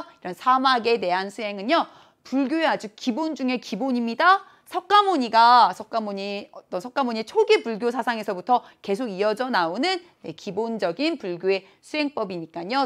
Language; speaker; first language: Korean; native; Korean